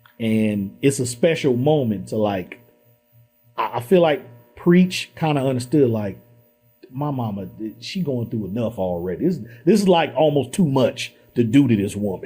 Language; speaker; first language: English; native; English